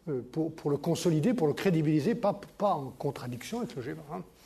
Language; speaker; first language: French; native; French